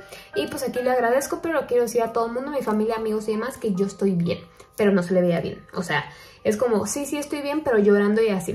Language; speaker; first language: Spanish; native; Spanish